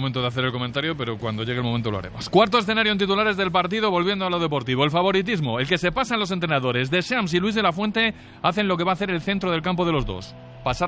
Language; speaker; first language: Spanish; native; Spanish